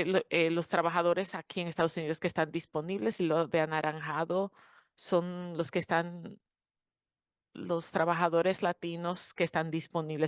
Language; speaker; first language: Spanish; non-native, fluent; English